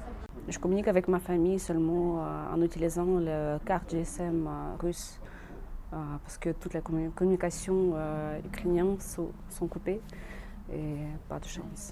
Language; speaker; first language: French; non-native, learner; Russian